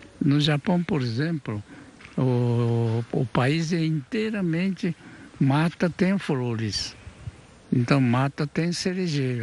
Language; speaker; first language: Portuguese; early bilingual, other home language; Japanese